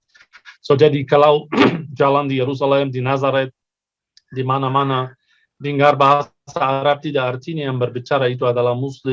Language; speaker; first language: Indonesian; non-native, fluent; Arabic